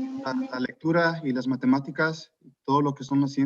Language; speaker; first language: Spanish; early bilingual, heritage; Spanish